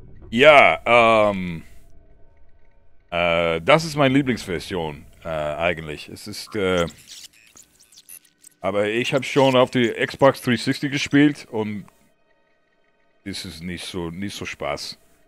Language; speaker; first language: German; early bilingual, heritage; German